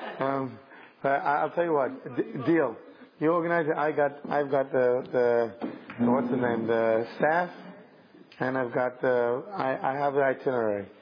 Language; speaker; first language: English; native; English